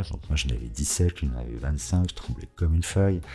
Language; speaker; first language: French; native; French